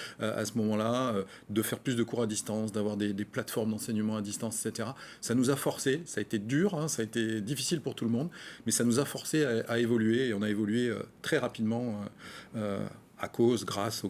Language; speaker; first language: French; native; French